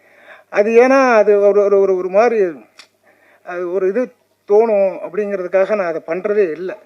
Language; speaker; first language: Tamil; native; Tamil